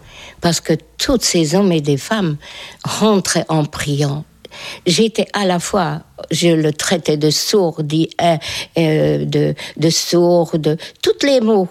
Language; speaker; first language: French; non-native, fluent; Hungarian